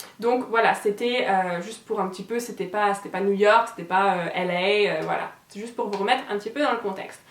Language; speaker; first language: French; native; French